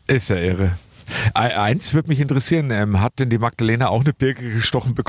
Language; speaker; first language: German; native; German